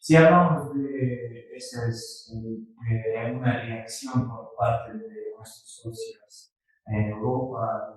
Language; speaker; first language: Spanish; non-native, fluent; Russian